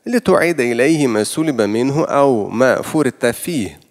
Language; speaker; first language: Arabic; non-native, fluent; Russian